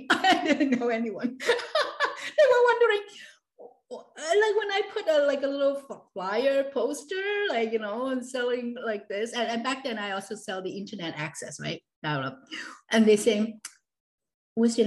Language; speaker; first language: English; non-native, local second language; Cantonese